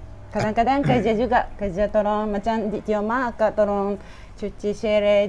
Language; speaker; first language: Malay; non-native, fluent; Japanese